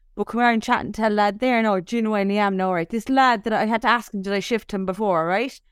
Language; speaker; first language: English; native; English